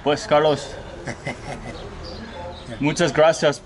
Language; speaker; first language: Spanish; non-native, learner; English